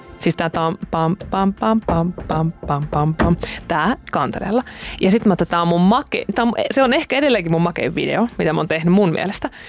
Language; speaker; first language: Finnish; native; Finnish